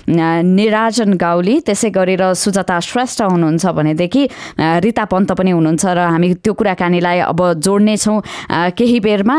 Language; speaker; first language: Nepali; native; Nepali